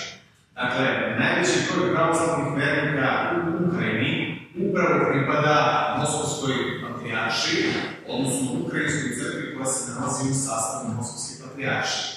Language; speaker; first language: Serbian; native; Serbian